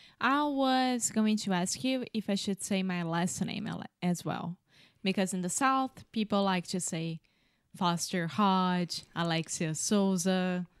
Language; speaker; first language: English; non-native, fluent; Portuguese